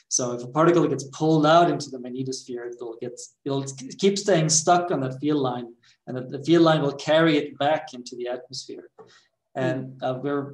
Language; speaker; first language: English; non-native, fluent; Swedish